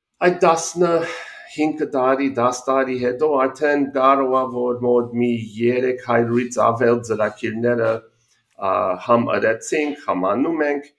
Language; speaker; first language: Armenian; early bilingual, heritage; Armenian